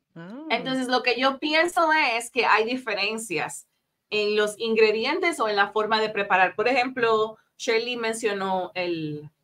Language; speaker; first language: Spanish; native; Spanish